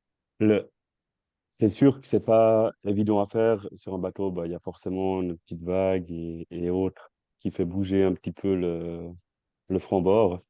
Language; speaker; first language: French; native; French